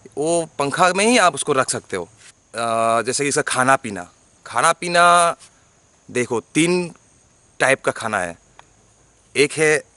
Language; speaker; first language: Hindi; non-native, local second language; Bangla